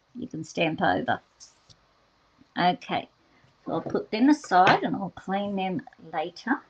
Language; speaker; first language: English; native; English